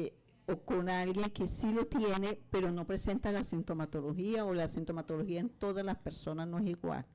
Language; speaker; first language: Spanish; native; Spanish